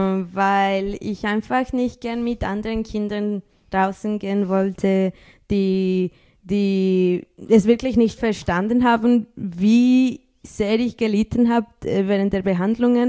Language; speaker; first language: German; early bilingual, other home language; Spanish